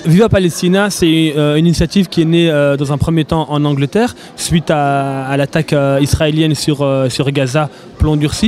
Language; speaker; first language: French; native; French